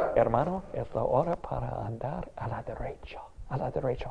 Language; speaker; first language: Spanish; non-native, learner; English